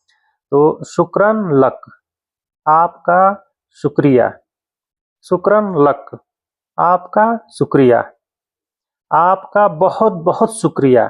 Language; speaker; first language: Hindi; native; Hindi